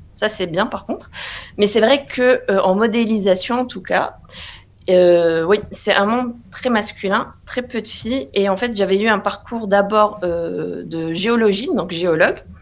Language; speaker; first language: French; non-native, local second language; Arabic